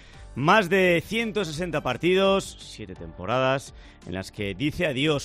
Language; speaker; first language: Spanish; native; Spanish